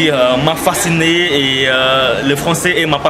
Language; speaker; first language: French; non-native, fluent; Khmer